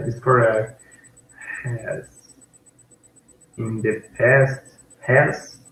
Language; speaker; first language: English; non-native, learner; Portuguese